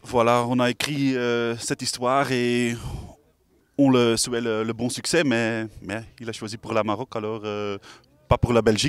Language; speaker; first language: French; non-native, local second language; Dutch